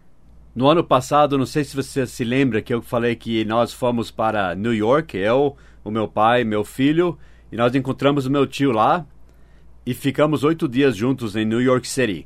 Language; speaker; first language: Portuguese; non-native, fluent; English